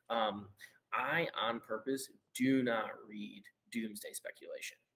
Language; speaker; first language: English; native; English